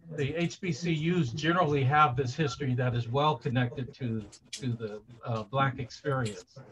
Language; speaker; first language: English; native; English